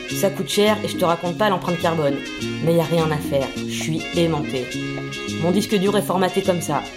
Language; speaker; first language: French; early bilingual, other home language; Spanish